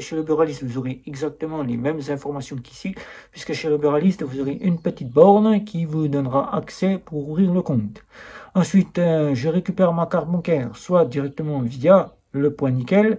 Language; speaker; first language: French; native; French